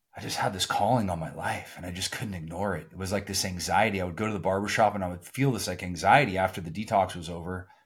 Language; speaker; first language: English; native; English